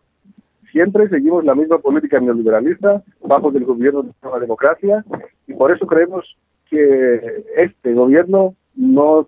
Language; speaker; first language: Spanish; non-native, fluent; Greek